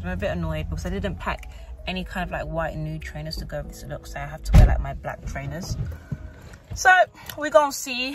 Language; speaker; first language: English; native; English